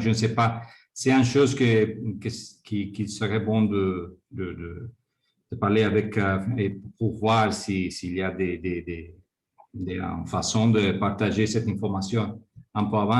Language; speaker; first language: French; non-native, fluent; Spanish